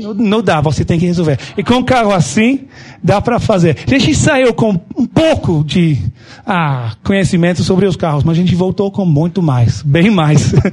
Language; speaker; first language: Portuguese; non-native, fluent; English